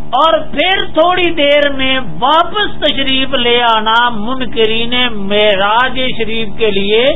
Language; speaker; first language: Urdu; non-native, local second language; Dogri